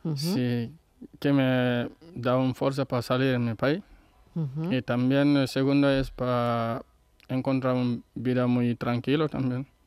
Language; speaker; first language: Spanish; non-native, learner; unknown